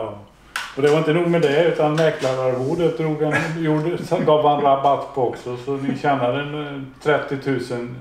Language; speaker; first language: Swedish; native; Swedish